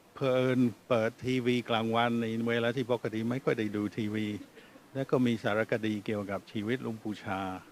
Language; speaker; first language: Thai; non-native, fluent; English